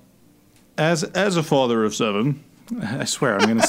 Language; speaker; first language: English; native; English